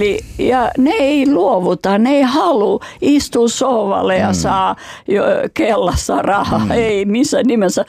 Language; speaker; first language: Finnish; non-native, fluent; Albanian